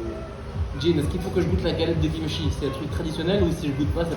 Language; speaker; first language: French; native; French